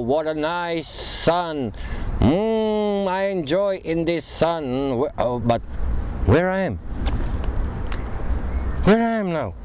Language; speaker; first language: English; non-native, learner; Croatian